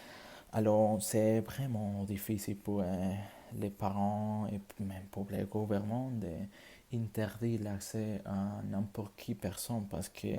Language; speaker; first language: French; non-native, learner; Spanish